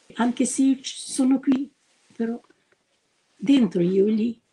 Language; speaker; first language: Italian; non-native, learner; Ukrainian